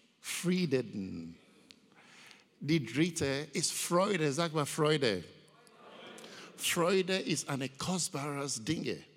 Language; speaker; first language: German; non-native, learner; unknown